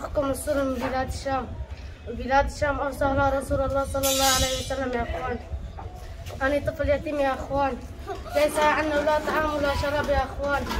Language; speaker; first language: Arabic; native; Arabic